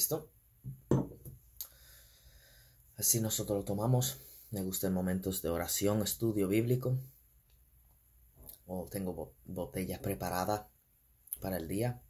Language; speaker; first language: Spanish; non-native, fluent; English